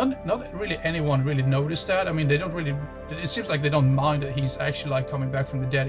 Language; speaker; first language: English; non-native, fluent; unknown